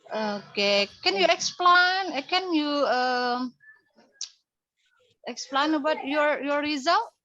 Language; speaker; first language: English; non-native, learner; Indonesian